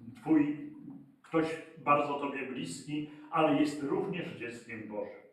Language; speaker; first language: Polish; native; Polish